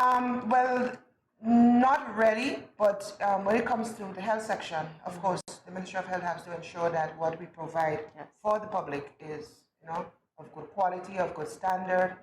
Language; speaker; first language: English; non-native, fluent; Spanish